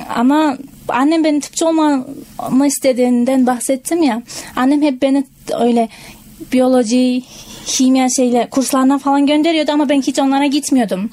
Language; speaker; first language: Turkish; non-native, fluent; Kazakh